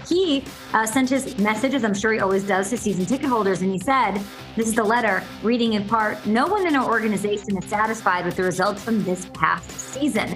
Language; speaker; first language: English; native; English